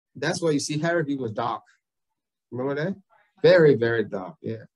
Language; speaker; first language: English; native; English